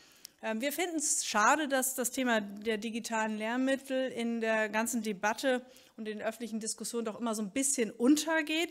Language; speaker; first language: German; native; German